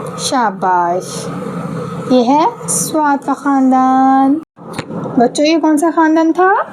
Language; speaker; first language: Urdu; native; Urdu